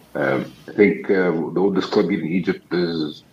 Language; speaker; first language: English; non-native, fluent; Arabic